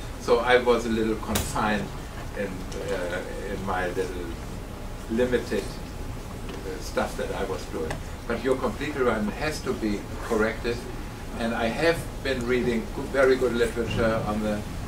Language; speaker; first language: English; non-native, fluent; German